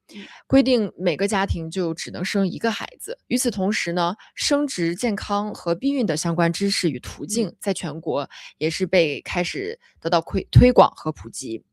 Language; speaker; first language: Chinese; native; Chinese